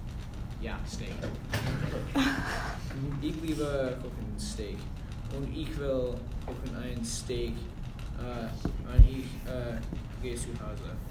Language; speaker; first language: German; non-native, learner; English